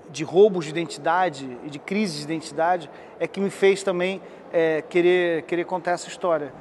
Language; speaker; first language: Portuguese; native; Portuguese